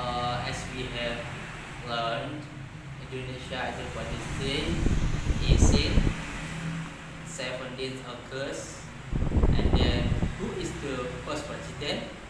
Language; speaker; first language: English; non-native, learner; Indonesian